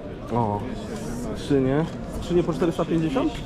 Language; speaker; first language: Polish; native; Polish